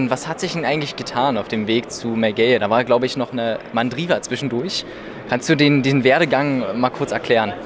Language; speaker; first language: German; native; German